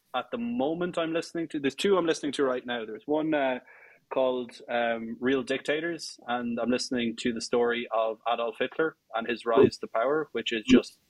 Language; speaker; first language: English; native; English